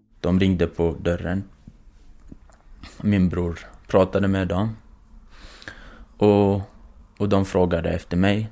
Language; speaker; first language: Swedish; non-native, fluent; Kurdish